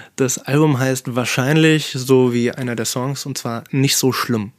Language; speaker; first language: German; native; German